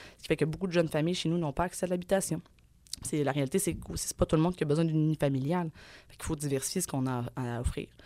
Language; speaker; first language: French; native; French